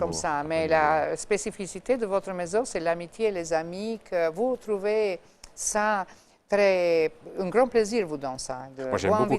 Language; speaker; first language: French; non-native, fluent; Albanian